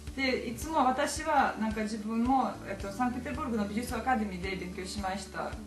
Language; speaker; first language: Japanese; non-native, fluent; Russian